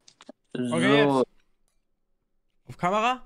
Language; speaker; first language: German; native; German